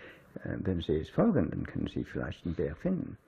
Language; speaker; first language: German; non-native, fluent; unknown